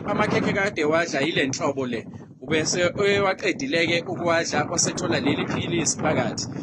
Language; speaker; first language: Zulu; native; Zulu